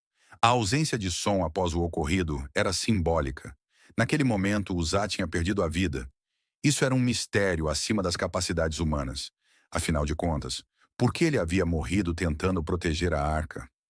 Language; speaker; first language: Portuguese; native; Portuguese